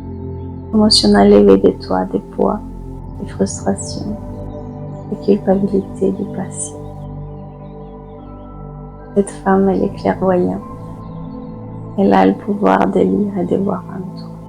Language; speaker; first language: French; native; French